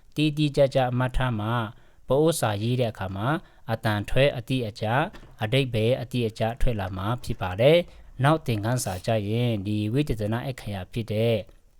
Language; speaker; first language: Burmese; non-native, local second language; Pa'o Karen